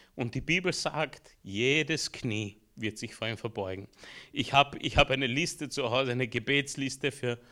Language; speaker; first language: German; early bilingual, other home language; Romanian